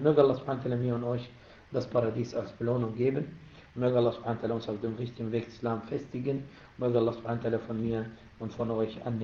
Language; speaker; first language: German; non-native, fluent; Arabic